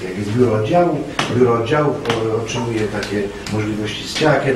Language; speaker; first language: Polish; native; Polish